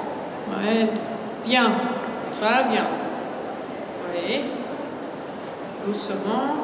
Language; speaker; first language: French; non-native, fluent; German